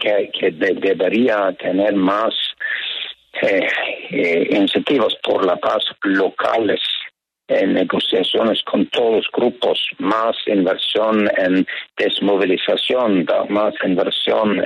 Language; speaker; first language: Spanish; non-native, fluent; Norwegian